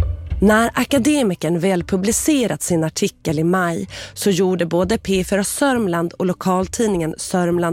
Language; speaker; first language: Swedish; native; Swedish